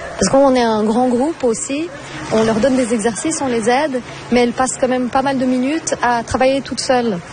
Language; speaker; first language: French; non-native, fluent; Portuguese